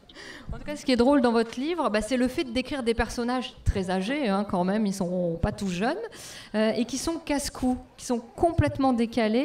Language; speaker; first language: French; native; French